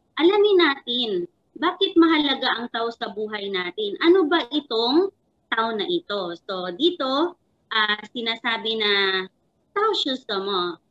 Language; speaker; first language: Filipino; native; Filipino